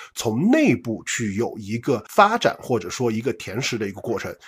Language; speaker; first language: Chinese; native; Chinese